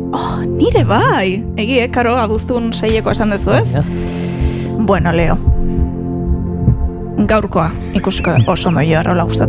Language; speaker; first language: Basque; native; Basque